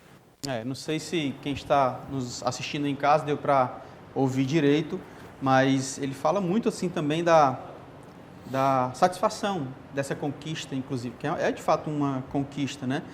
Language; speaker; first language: Portuguese; native; Portuguese